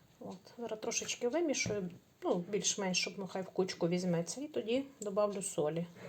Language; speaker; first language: Ukrainian; native; Ukrainian